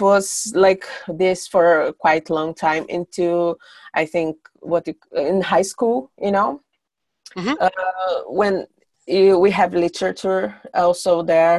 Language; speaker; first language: English; non-native, fluent; Portuguese